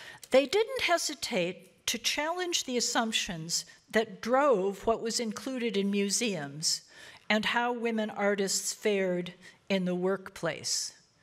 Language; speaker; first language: English; native; English